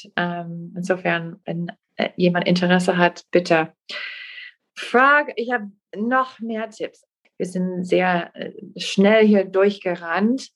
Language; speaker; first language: German; non-native, fluent; English